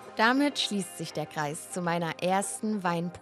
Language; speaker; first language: German; native; German